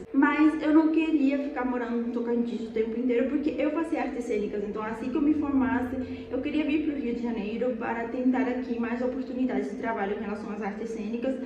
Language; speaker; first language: Portuguese; non-native, fluent; Spanish